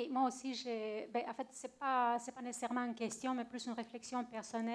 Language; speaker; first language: French; non-native, fluent; Romanian